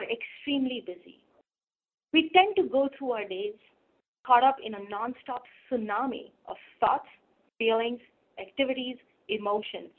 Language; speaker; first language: English; non-native, local second language; Hindi